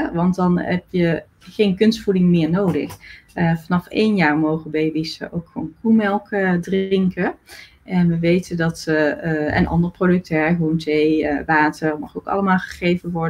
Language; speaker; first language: Dutch; native; Dutch